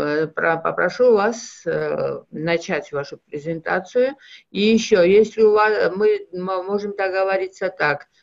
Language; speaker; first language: Russian; non-native, local second language; Georgian